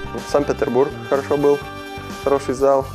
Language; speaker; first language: Russian; non-native, fluent; Lithuanian